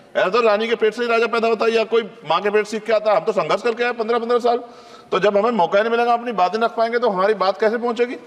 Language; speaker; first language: Hindi; native; Hindi